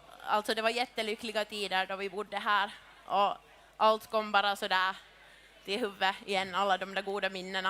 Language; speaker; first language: Swedish; non-native, local second language; Finnish